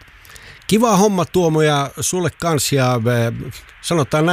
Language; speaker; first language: Finnish; native; Finnish